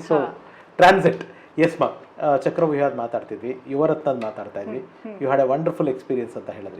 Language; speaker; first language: Kannada; native; Kannada